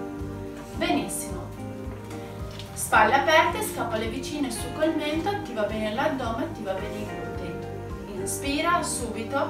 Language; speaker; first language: Italian; native; Italian